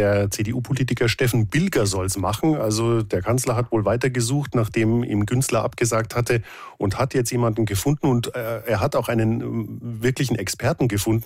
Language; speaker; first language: German; native; German